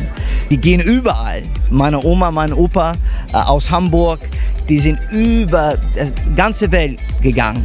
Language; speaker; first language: German; non-native, fluent; English